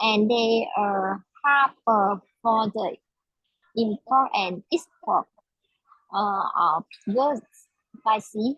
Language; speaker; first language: English; non-native, learner; Vietnamese